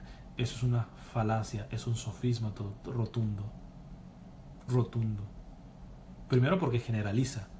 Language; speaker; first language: Spanish; native; Spanish